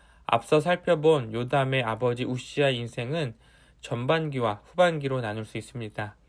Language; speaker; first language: Korean; native; Korean